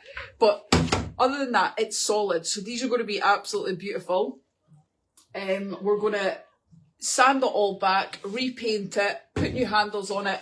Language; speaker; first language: English; native; English